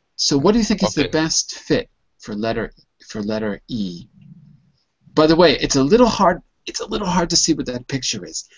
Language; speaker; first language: English; native; English